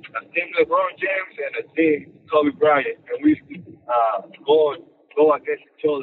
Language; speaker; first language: English; non-native, fluent; Spanish